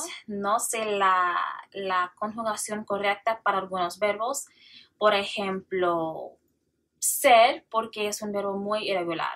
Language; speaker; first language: Spanish; non-native, learner; English